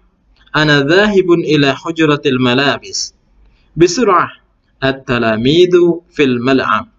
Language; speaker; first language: Arabic; non-native, fluent; Indonesian